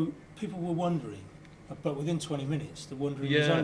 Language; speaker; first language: English; native; English